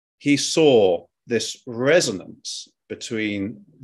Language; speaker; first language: English; native; English